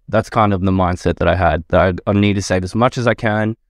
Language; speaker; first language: English; native; English